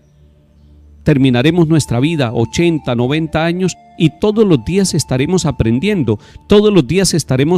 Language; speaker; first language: Spanish; native; Spanish